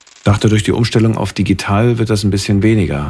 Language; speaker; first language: German; native; German